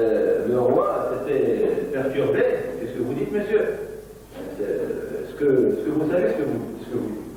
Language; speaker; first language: French; non-native, local second language; Arabic